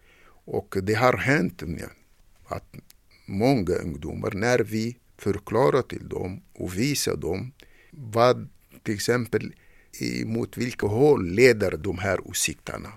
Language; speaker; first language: Swedish; non-native, fluent; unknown